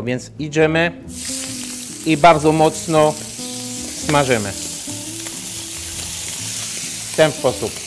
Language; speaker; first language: Polish; non-native, learner; French